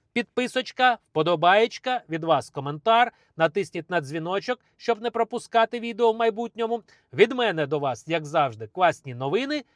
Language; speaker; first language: Ukrainian; native; Ukrainian